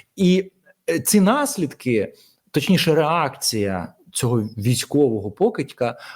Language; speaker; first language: Ukrainian; native; Ukrainian